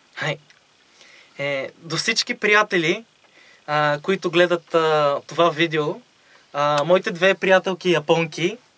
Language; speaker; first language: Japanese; non-native, fluent; Bulgarian